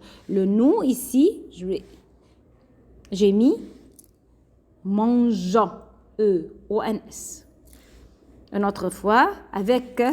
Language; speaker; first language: French; non-native, fluent; Arabic